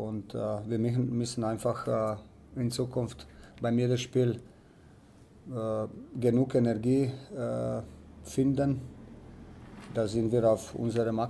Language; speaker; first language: German; non-native, learner; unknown